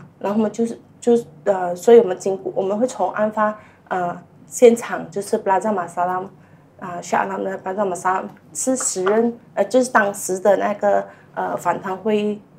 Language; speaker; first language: Chinese; native; Chinese